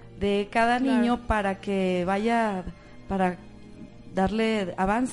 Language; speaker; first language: Spanish; native; Spanish